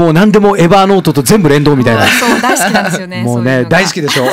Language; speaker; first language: Japanese; native; Japanese